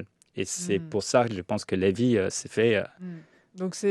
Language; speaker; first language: French; non-native, fluent; English